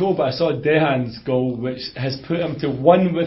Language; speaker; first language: English; native; English